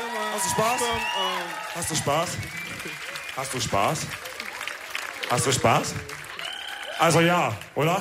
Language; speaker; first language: German; early bilingual, other home language; Wolof